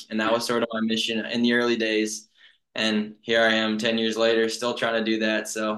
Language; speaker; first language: English; native; English